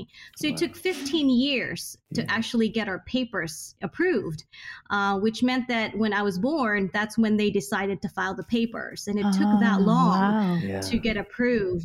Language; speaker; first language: English; non-native, local second language; Hiligaynon